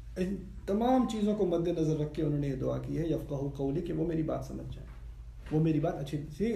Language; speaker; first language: Urdu; early bilingual, heritage; Urdu